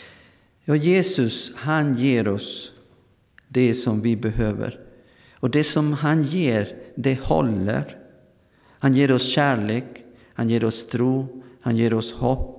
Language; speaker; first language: Swedish; non-native, fluent; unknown